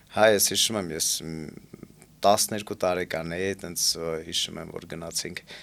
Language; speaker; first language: Armenian; early bilingual, heritage; Armenian